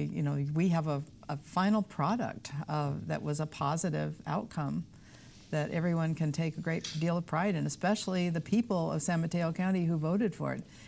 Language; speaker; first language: English; native; English